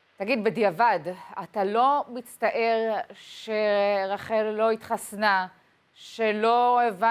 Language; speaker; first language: Hebrew; native; Hebrew